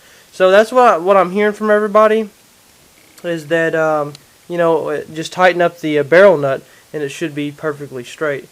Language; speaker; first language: English; native; English